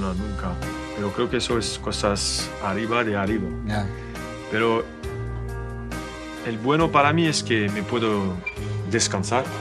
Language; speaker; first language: Spanish; non-native, learner; French